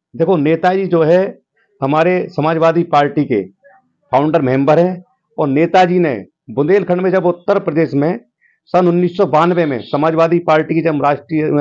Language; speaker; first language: Hindi; native; Hindi